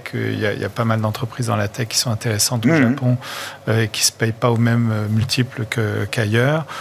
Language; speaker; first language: French; non-native, fluent; Portuguese